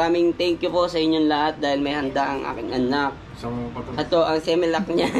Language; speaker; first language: Filipino; native; Filipino